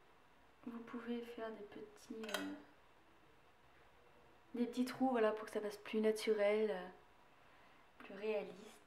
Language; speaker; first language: French; native; French